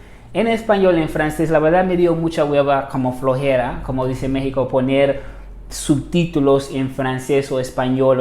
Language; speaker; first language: Spanish; non-native, fluent; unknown